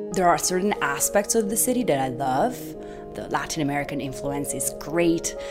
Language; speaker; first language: English; non-native, fluent; Italian